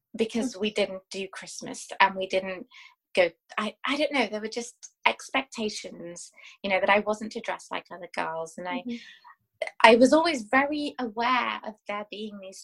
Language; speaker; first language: English; native; English